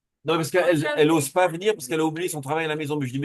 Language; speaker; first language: French; native; French